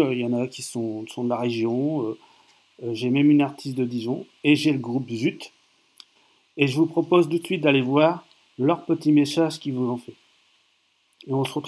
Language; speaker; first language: French; native; French